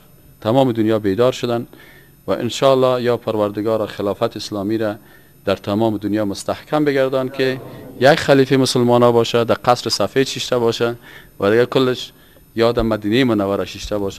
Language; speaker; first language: Persian; native; Persian